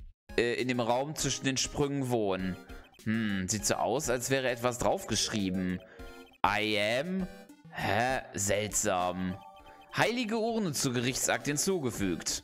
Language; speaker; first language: German; native; German